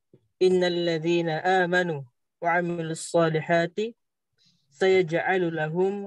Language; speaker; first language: Arabic; non-native, learner; Indonesian